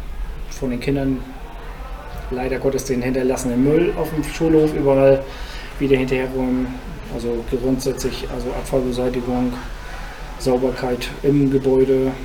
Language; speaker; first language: German; native; German